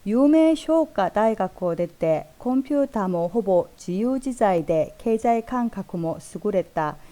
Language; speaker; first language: Japanese; non-native, fluent; Korean